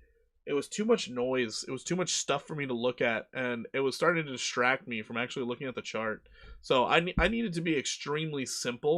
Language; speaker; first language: English; native; English